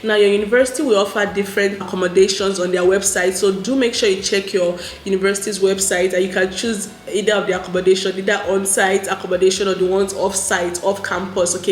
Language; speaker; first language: English; non-native, local second language; Yoruba